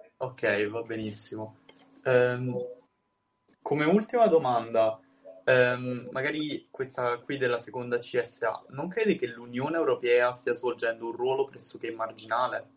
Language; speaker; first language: Italian; native; Italian